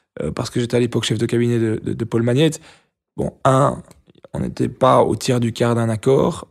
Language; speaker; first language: French; native; French